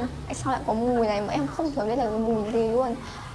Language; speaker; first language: Vietnamese; native; Vietnamese